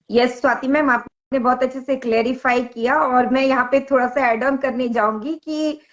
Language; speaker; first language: Hindi; native; Hindi